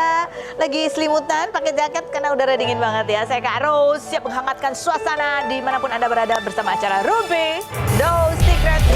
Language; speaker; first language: Indonesian; native; Indonesian